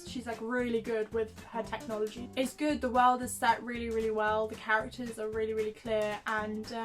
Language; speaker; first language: English; native; English